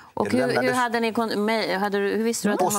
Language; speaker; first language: Swedish; native; Swedish